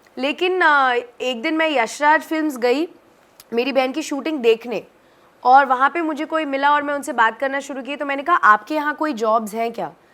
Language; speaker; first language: Hindi; native; Hindi